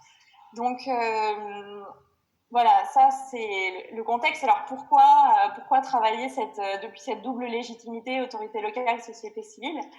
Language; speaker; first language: French; native; French